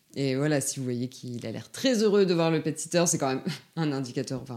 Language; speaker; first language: French; native; French